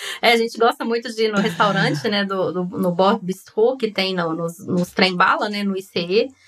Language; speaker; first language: Portuguese; native; Portuguese